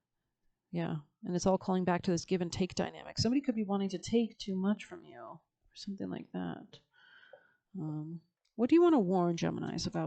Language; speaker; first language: English; native; English